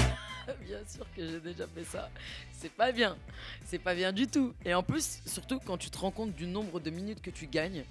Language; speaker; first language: French; native; French